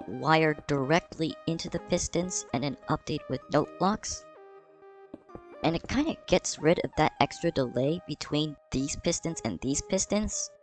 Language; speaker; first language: English; native; English